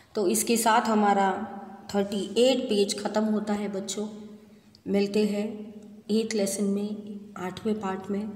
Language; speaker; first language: Hindi; non-native, local second language; Gujarati